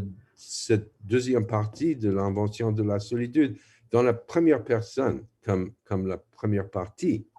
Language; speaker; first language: French; non-native, fluent; English